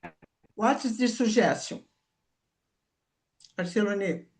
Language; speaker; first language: English; non-native, learner; Portuguese